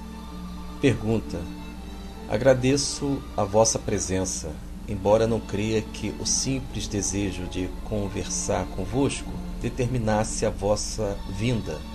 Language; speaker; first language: Portuguese; native; Portuguese